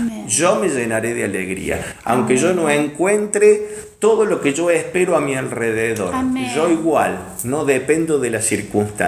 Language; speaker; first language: Spanish; native; Spanish